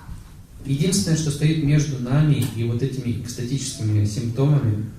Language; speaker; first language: Russian; native; Russian